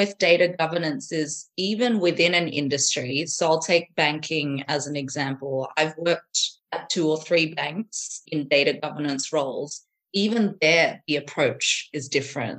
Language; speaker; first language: English; native; English